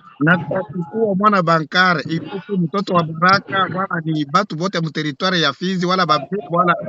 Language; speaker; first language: Swahili; native; Swahili